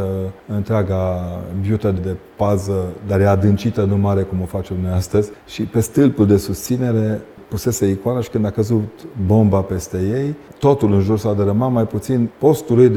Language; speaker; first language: Romanian; native; Romanian